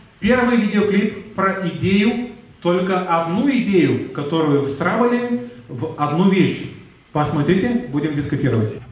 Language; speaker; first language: Russian; non-native, fluent; Lithuanian